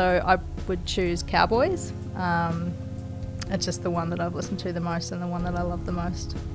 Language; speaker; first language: English; native; English